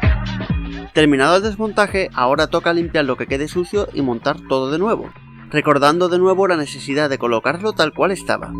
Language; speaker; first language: Spanish; native; Spanish